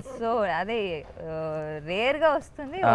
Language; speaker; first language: Telugu; non-native, learner; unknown